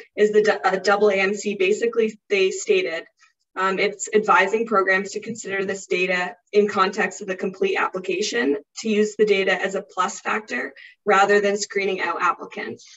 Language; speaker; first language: English; native; English